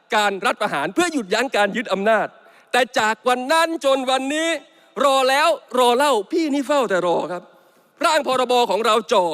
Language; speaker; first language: Thai; native; Thai